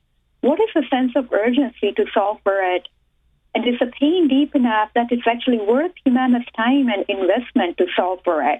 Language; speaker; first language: English; non-native, local second language; Telugu